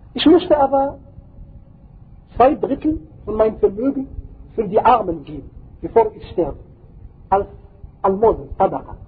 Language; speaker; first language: German; non-native, fluent; Arabic